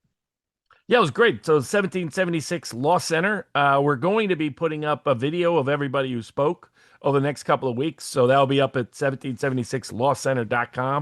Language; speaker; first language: English; native; English